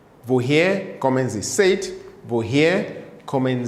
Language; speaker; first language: German; non-native, fluent; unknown